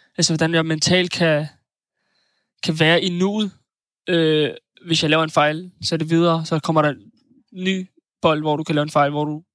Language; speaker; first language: Danish; native; Danish